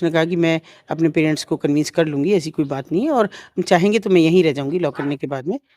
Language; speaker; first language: Hindi; native; Hindi